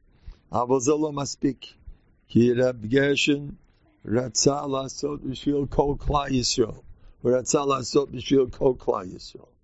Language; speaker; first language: Hebrew; non-native, fluent; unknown